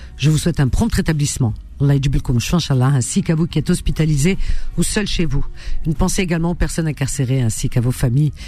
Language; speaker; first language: French; early bilingual, other home language; Arabic